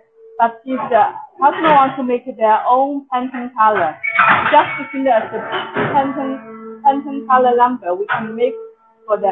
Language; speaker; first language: English; non-native, local second language; Chinese